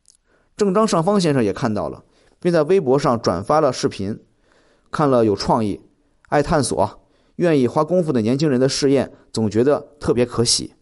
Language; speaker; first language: Chinese; native; Chinese